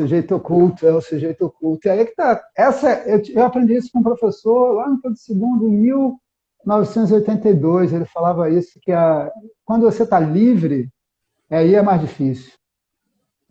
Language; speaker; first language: Portuguese; native; Portuguese